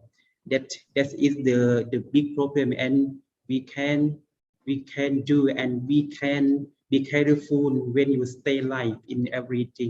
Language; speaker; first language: English; non-native, learner; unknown